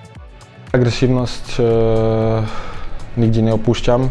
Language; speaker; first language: Polish; non-native, fluent; Croatian